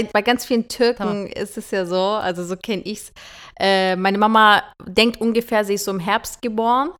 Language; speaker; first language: German; early bilingual, other home language; Turkish